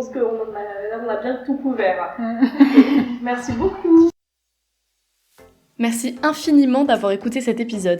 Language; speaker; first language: French; native; French